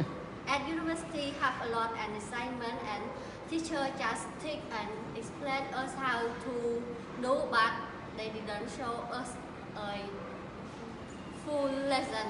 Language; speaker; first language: English; non-native, learner; Khmer